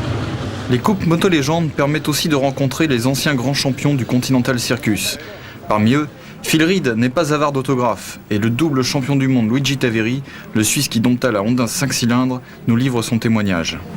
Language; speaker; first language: French; native; French